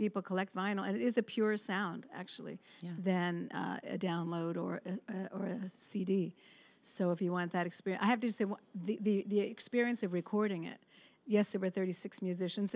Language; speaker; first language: English; native; English